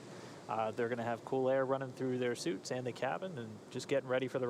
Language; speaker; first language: English; native; English